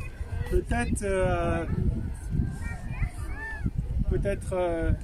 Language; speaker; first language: French; native; French